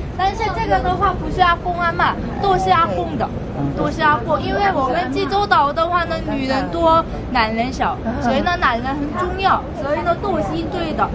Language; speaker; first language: Chinese; non-native, fluent; Korean